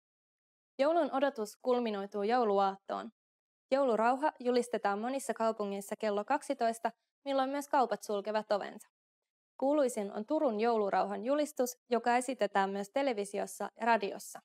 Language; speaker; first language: Finnish; native; Finnish